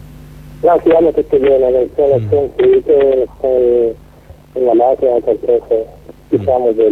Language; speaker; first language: Italian; non-native, learner; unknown